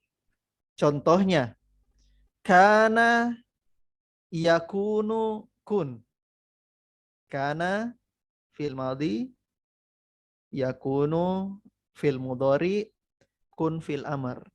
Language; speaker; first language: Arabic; non-native, fluent; Indonesian